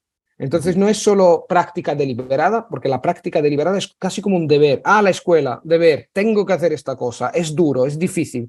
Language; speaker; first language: Spanish; non-native, fluent; Italian